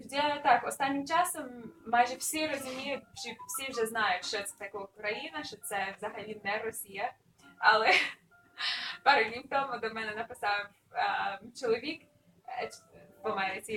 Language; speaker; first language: Ukrainian; early bilingual, other home language; English